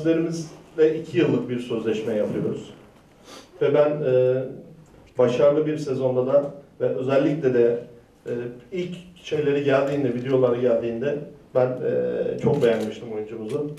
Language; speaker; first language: Turkish; native; Turkish